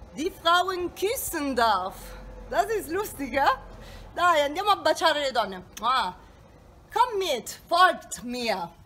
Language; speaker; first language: German; non-native, fluent; Italian